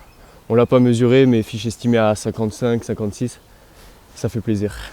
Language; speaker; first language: French; native; French